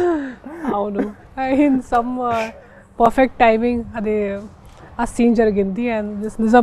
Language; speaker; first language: Telugu; non-native, fluent; Hindi